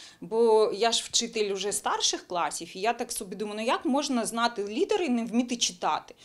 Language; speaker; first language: Ukrainian; non-native, local second language; Bulgarian